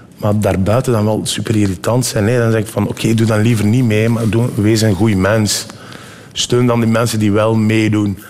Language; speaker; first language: Dutch; early bilingual, other home language; Turkish